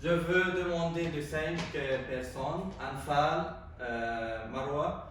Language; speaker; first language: French; non-native, local second language; Arabic